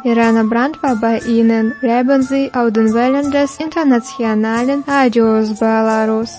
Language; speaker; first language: German; non-native, fluent; Russian